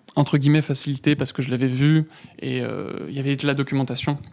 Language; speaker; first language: French; native; French